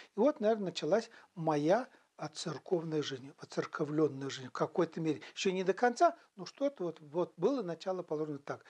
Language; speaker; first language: Russian; non-native, local second language; Chuvash